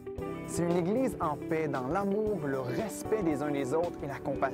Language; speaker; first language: French; native; French